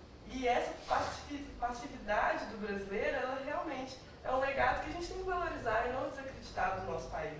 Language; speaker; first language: Portuguese; native; Portuguese